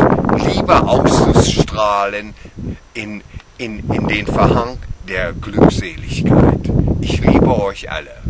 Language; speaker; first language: German; non-native, fluent; English